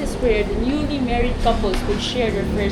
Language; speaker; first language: English; non-native, local second language; Filipino